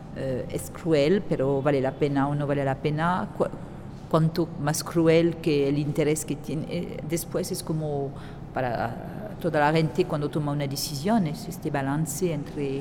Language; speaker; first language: Spanish; non-native, fluent; French